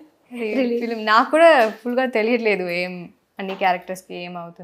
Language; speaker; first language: Telugu; non-native, local second language; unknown